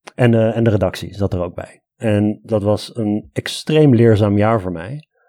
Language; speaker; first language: Dutch; early bilingual, other home language; Armenian